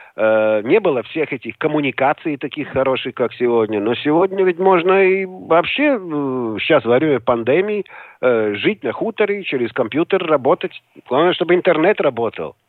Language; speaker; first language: Russian; non-native, local second language; Latvian